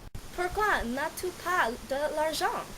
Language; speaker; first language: French; non-native, learner; English